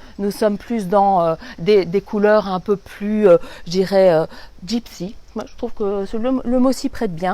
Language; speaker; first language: French; native; French